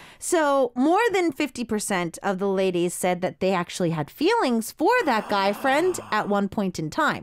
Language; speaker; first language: English; early bilingual, other home language; Korean